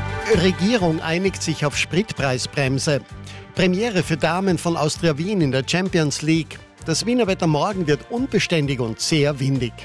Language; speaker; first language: German; native; German